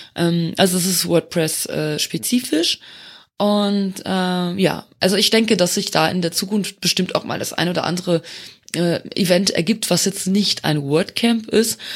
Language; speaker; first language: German; non-native, local second language; Luxembourgish